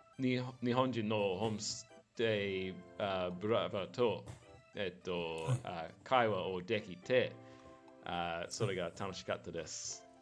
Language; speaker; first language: Japanese; non-native, learner; English